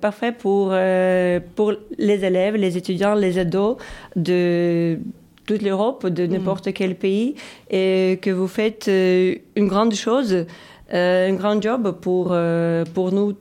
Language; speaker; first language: French; non-native, fluent; Ukrainian